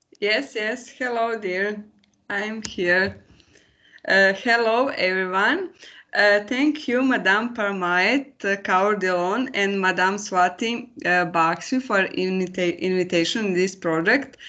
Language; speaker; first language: English; non-native, learner; Croatian